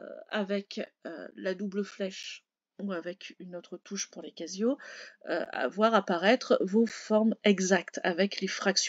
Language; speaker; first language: French; native; French